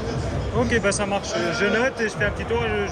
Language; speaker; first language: French; native; French